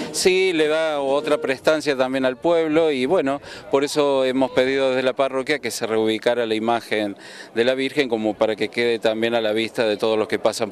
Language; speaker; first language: Spanish; native; Spanish